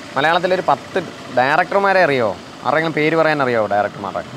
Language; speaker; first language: Malayalam; native; Malayalam